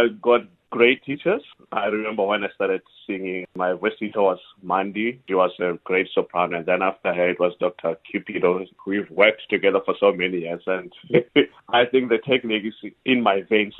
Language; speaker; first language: English; non-native, local second language; Southern Sotho